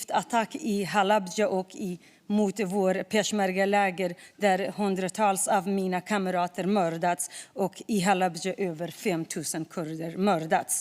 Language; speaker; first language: Swedish; non-native, fluent; Kurdish